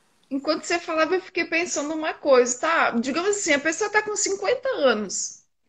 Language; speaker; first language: Portuguese; native; Portuguese